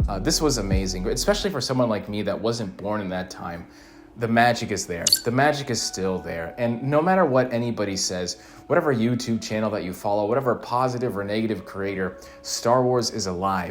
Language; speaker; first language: English; native; English